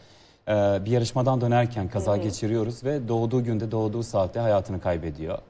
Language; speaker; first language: Turkish; non-native, fluent; Serbian